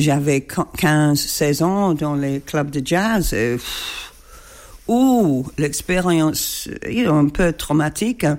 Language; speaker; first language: French; non-native, learner; English